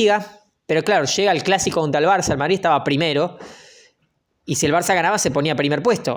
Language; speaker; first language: Spanish; native; Spanish